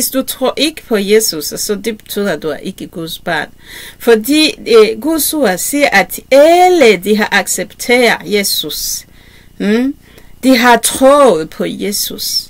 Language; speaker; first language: Danish; non-native, learner; Kinyarwanda